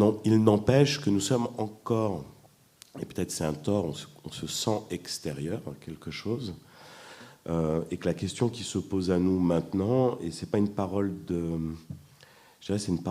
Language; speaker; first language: French; native; French